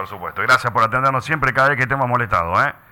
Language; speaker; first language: Spanish; native; Spanish